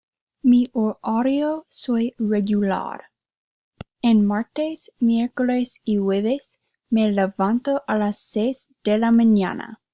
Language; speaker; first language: Spanish; non-native, learner; English